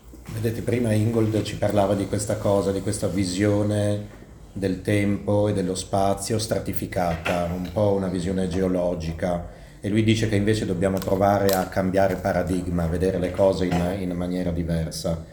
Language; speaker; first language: Italian; native; Italian